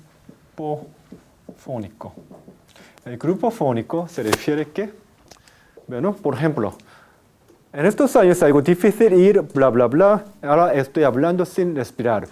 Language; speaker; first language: Spanish; non-native, fluent; Korean